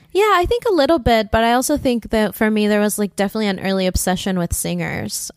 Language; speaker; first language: English; early bilingual, other home language; Spanish